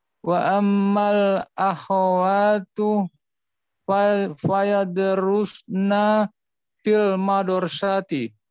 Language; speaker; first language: Arabic; non-native, learner; Indonesian